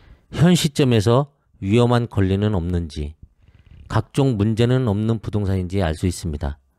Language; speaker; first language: Korean; native; Korean